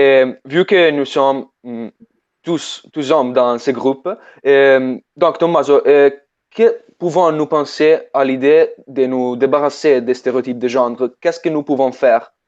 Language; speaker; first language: French; non-native, fluent; Italian